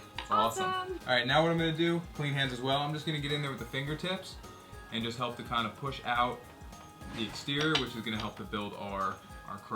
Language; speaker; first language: English; native; English